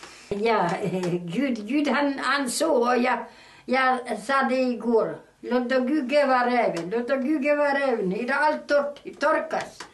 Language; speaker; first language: Swedish; early bilingual, heritage; Swedish